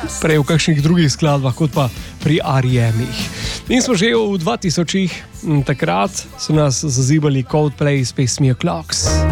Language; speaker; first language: Slovenian; native; Slovenian